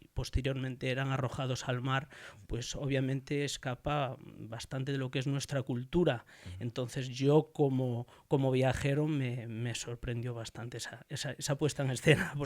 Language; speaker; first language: Spanish; native; Spanish